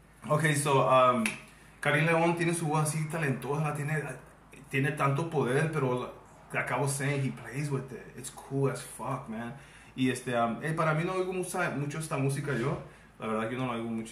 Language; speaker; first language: Spanish; early bilingual, heritage; Spanish